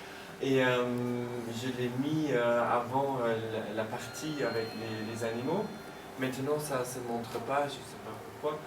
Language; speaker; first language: French; non-native, learner; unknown